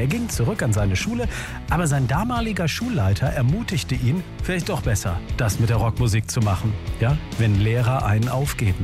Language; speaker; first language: German; native; German